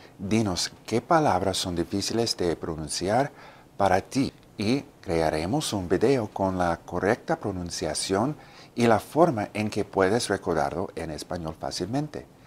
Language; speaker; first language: Spanish; non-native, fluent; English